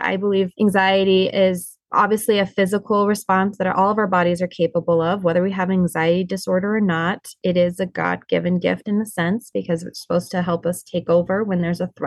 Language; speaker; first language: English; native; English